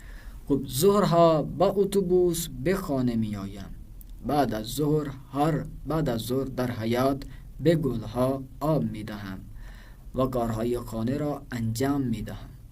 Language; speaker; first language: Persian; non-native, fluent; Urdu